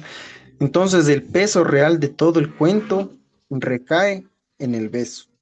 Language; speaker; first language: Spanish; native; Spanish